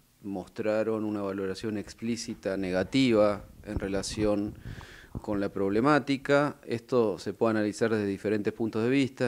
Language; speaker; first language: Spanish; native; Spanish